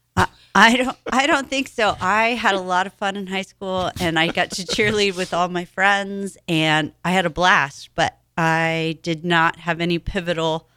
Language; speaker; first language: English; native; English